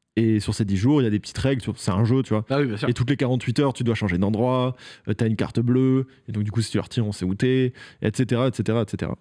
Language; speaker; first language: French; native; French